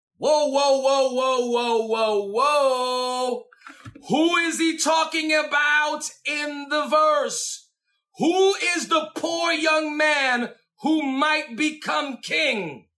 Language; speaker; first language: English; native; English